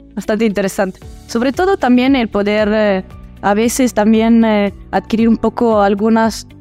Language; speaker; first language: Spanish; early bilingual, heritage; Italian